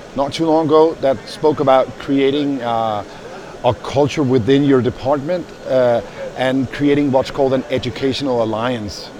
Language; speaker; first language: English; non-native, fluent; Danish